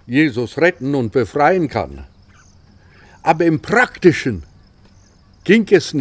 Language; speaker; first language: German; early bilingual, heritage; German